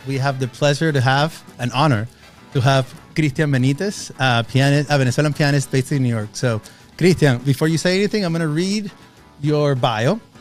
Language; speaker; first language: English; non-native, fluent; Spanish